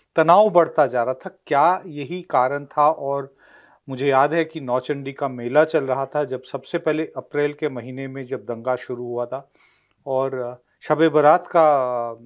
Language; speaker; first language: Hindi; native; Hindi